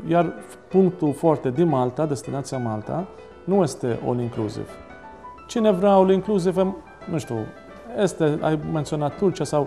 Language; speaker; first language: Romanian; non-native, learner; Maltese